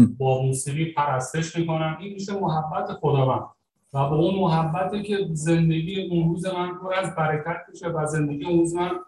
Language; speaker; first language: Persian; native; Persian